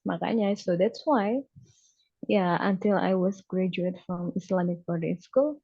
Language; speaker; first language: English; non-native, learner; Indonesian